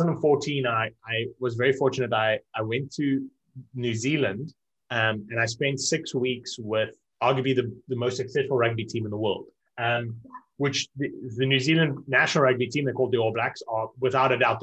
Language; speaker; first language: English; native; English